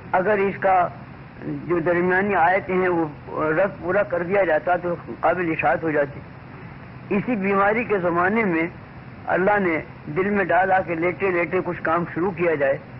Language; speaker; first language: Urdu; native; Urdu